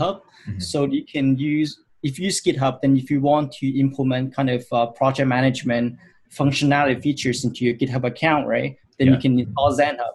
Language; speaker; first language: English; non-native, local second language; Cantonese